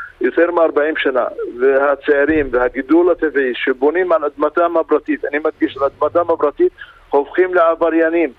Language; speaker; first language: Hebrew; non-native, local second language; Arabic